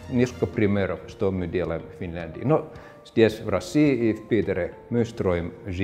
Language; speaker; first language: Russian; non-native, fluent; Finnish